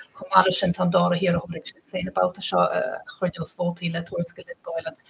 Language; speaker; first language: Irish; native; Irish